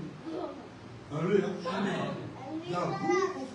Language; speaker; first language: Dutch; non-native, fluent; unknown